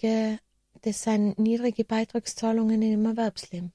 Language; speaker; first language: German; native; German